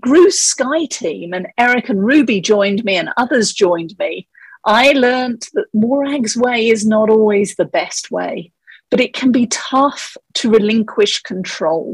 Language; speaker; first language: English; native; English